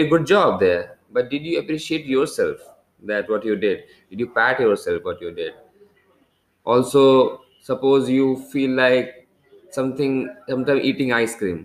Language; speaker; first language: English; non-native, local second language; Hindi